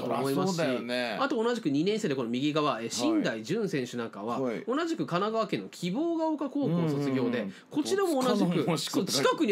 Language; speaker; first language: Japanese; native; Japanese